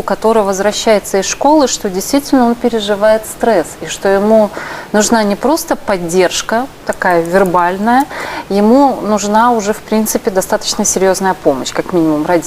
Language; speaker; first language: Russian; native; Russian